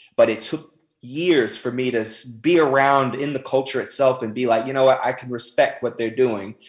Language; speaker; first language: English; native; English